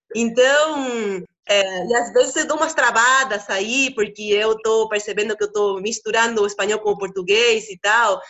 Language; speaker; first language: Portuguese; non-native, fluent; Spanish